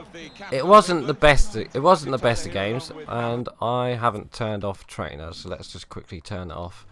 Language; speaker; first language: English; native; English